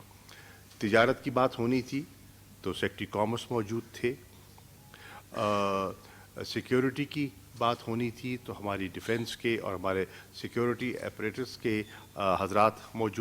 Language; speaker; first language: Urdu; native; Urdu